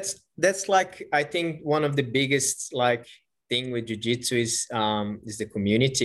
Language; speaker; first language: English; non-native, fluent; Portuguese